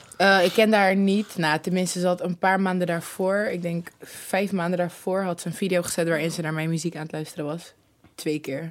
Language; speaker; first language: Dutch; native; Dutch